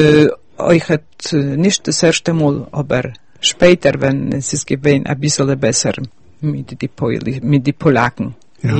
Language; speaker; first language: German; early bilingual, heritage; Yiddish